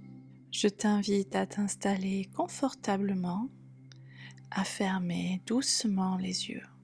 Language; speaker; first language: French; native; French